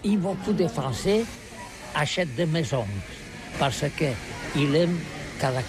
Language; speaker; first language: French; non-native, learner; Catalan